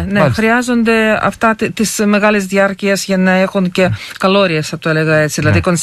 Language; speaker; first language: Greek; non-native, fluent; Ukrainian